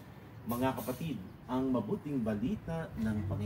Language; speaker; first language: Filipino; native; Filipino